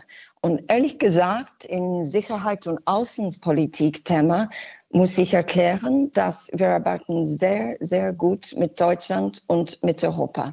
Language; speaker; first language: German; non-native, fluent; English